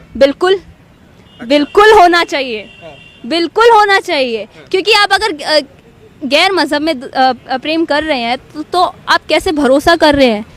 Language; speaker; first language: Hindi; native; Hindi